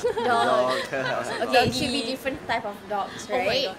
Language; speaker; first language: English; non-native, local second language; Malay